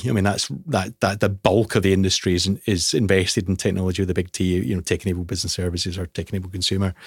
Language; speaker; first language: English; native; English